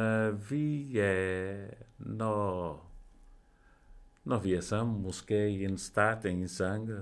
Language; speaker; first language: Danish; non-native, fluent; Portuguese